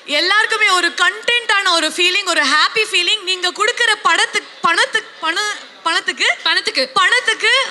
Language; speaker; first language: Tamil; non-native, learner; Kannada